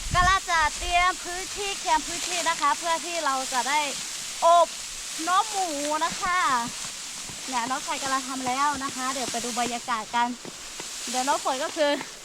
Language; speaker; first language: Thai; non-native, local second language; Lahu